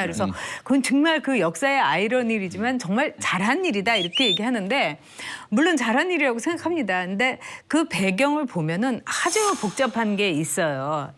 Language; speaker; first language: Korean; native; Korean